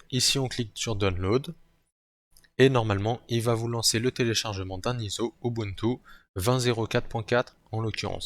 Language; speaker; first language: French; native; French